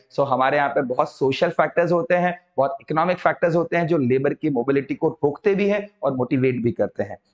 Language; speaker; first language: Hindi; native; Hindi